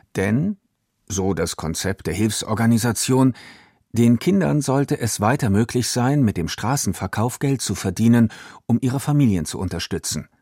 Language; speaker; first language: German; native; German